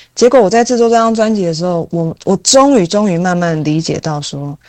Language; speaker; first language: Chinese; native; Chinese